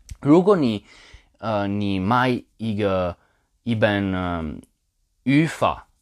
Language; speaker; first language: Chinese; non-native, learner; Polish